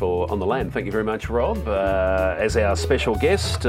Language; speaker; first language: English; native; English